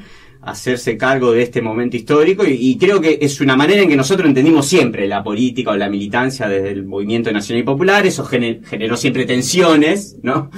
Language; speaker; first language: Spanish; native; Spanish